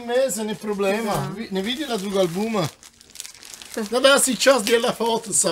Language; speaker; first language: Russian; non-native, learner; Italian